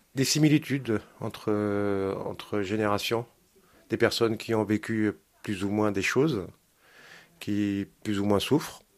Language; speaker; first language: French; native; French